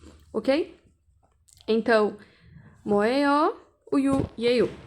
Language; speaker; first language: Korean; non-native, fluent; Portuguese